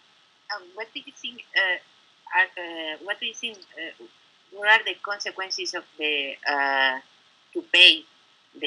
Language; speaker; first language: English; non-native, learner; Spanish